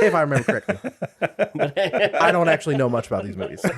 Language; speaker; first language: English; native; English